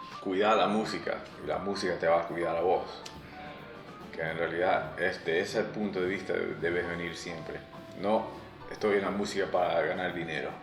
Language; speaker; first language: Spanish; early bilingual, other home language; English